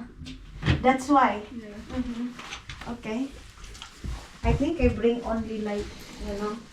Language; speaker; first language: English; non-native, learner; Filipino